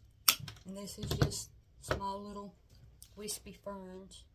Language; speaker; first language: English; native; English